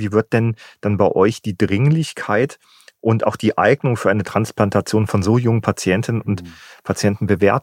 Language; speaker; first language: German; native; German